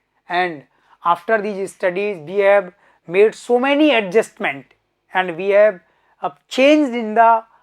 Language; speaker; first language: English; non-native, local second language; Hindi